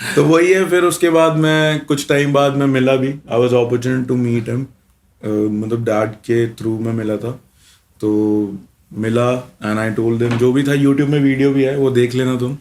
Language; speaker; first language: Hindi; early bilingual, other home language; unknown